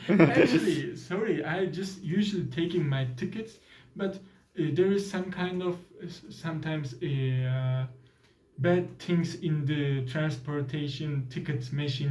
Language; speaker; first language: English; non-native, learner; Turkish